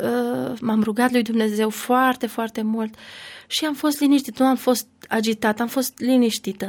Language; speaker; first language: Romanian; non-native, learner; Albanian